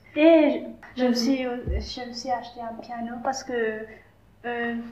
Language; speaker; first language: French; non-native, local second language; Malagasy